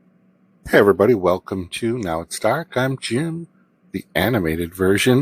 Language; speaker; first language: English; native; English